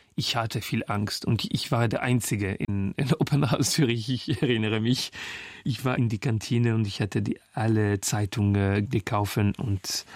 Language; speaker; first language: German; non-native, fluent; French